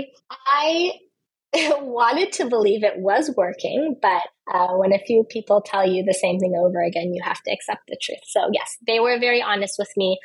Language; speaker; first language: English; native; English